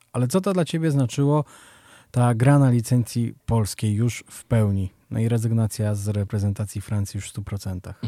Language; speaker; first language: Polish; native; Polish